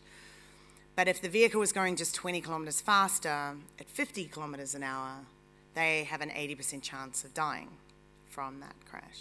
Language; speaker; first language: English; native; English